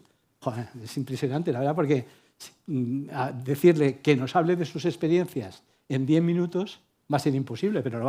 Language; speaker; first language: Spanish; native; Spanish